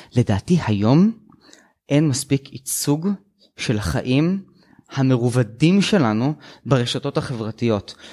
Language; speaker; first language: Hebrew; native; Hebrew